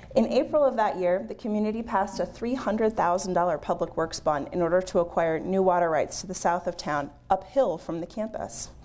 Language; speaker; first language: English; native; English